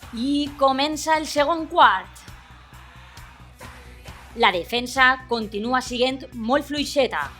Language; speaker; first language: Catalan; native; Catalan